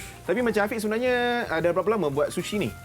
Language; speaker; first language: Malay; native; Malay